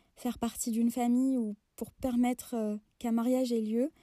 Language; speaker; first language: French; non-native, local second language; Arabic